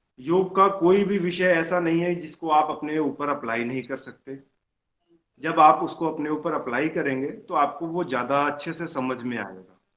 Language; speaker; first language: Hindi; native; Hindi